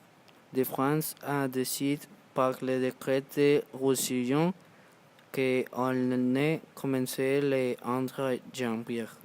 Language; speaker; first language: French; non-native, learner; Spanish